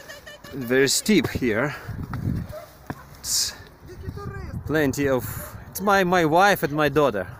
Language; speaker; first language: English; non-native, learner; Ukrainian